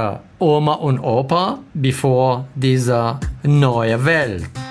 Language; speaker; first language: German; non-native, learner; Arabic